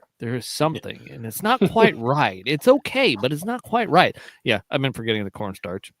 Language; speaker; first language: English; native; English